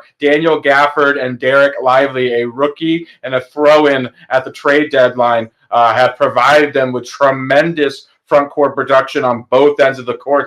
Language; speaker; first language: English; native; English